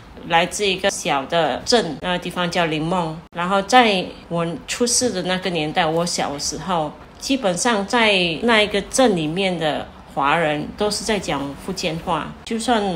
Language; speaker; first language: Chinese; non-native, local second language; Min Nan Chinese